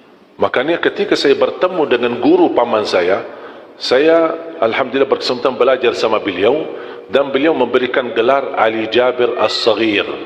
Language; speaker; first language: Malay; non-native, fluent; Arabic